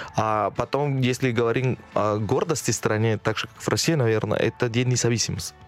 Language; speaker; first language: Russian; non-native, fluent; Spanish